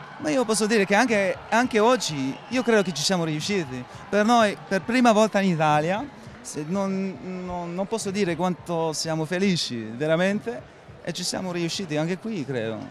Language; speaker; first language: Italian; early bilingual, heritage; Italian